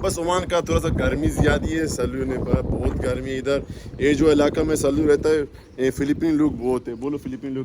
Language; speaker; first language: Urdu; non-native, learner; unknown